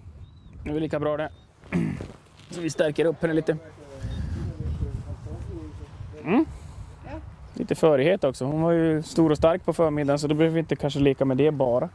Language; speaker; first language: Swedish; native; Swedish